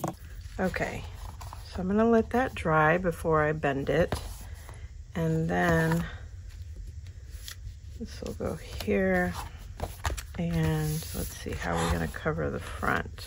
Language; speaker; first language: English; native; English